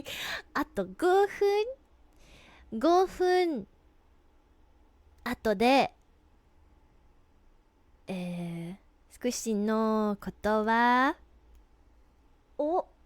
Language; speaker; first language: Japanese; non-native, learner; English